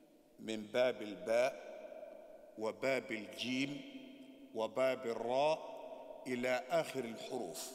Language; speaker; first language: Arabic; non-native, fluent; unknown